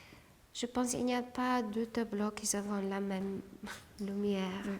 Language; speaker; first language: French; non-native, fluent; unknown